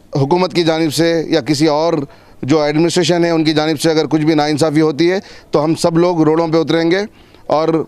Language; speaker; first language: Hindi; non-native, local second language; Urdu